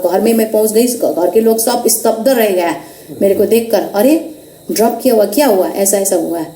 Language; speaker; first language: Hindi; non-native, local second language; Nepali